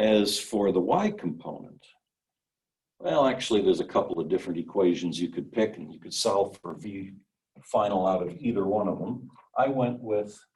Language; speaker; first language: English; native; English